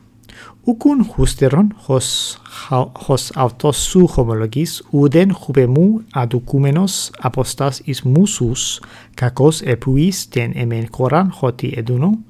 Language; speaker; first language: Greek; non-native, fluent; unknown